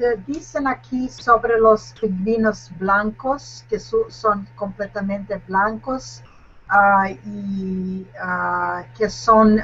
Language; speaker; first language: Spanish; non-native, learner; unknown